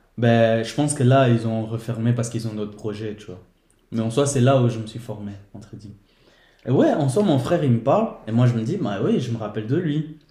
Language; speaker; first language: French; early bilingual, other home language; Portuguese